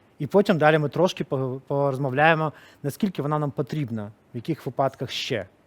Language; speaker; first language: Ukrainian; non-native, local second language; Russian